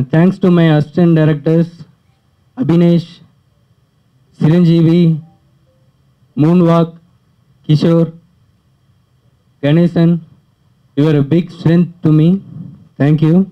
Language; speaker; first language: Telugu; early bilingual, heritage; Telugu